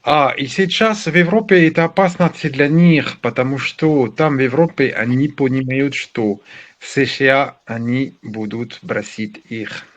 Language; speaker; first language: Russian; non-native, learner; French